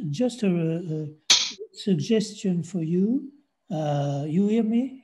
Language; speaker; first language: English; non-native, fluent; French